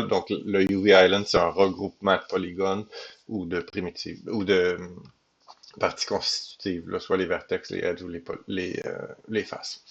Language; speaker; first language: French; native; French